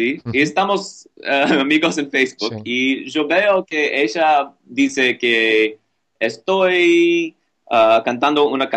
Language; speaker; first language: Spanish; non-native, learner; English